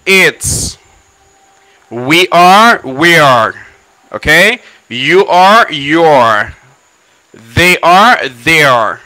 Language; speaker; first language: English; non-native, fluent; Haitian Creole